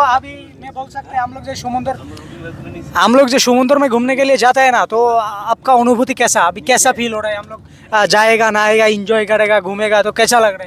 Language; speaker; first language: Hindi; non-native, learner; Bangla